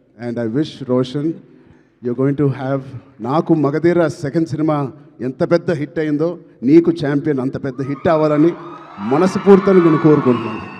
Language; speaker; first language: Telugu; native; Telugu